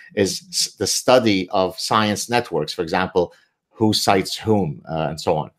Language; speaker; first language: English; early bilingual, other home language; Arabic